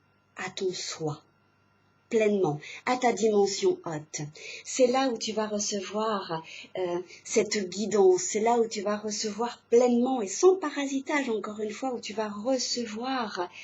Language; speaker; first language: French; native; French